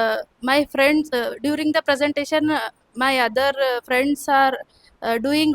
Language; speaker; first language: English; non-native, local second language; Kannada